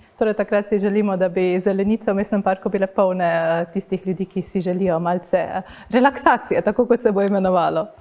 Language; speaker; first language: Slovenian; native; Slovenian